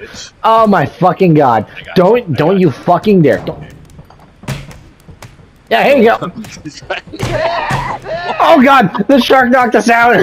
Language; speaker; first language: English; native; English